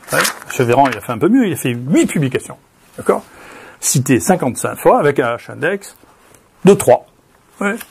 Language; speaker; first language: French; native; French